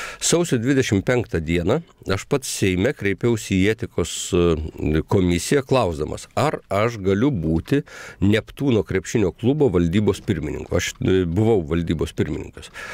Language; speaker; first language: Lithuanian; native; Lithuanian